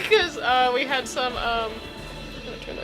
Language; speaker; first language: English; native; English